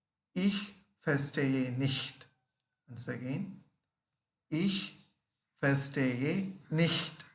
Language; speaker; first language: German; non-native, learner; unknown